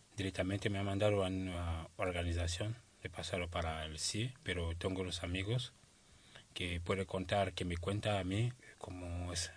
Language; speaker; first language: Spanish; non-native, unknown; French